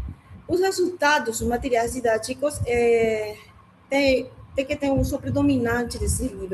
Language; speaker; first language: Portuguese; non-native, learner; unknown